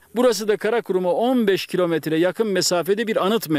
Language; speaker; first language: Turkish; native; Turkish